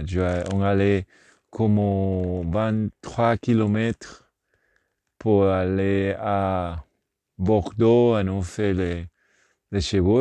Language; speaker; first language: French; non-native, learner; Spanish